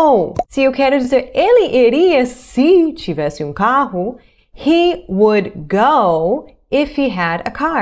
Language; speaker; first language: Portuguese; non-native, fluent; English